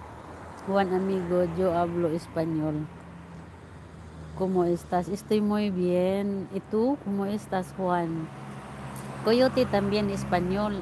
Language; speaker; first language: Spanish; non-native, learner; Filipino